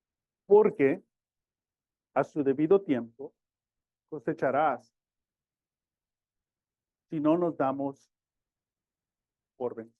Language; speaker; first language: Spanish; early bilingual, heritage; Spanish